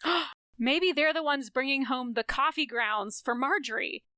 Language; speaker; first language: English; native; English